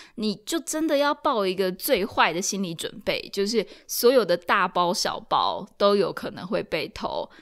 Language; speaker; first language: Chinese; native; Chinese